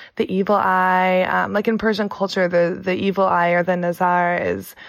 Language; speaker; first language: English; native; English